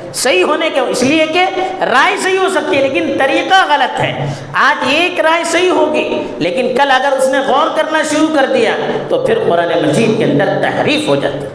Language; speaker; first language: Urdu; non-native, local second language; Konkani